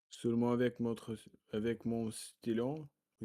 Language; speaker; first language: French; non-native, learner; Russian